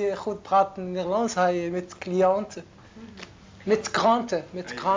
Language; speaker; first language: Dutch; non-native, learner; Arabic